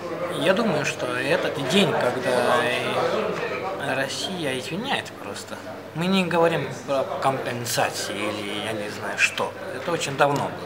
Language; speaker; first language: Russian; non-native, fluent; Estonian